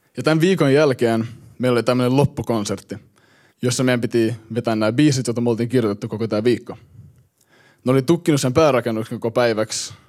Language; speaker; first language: Finnish; early bilingual, heritage; Finnish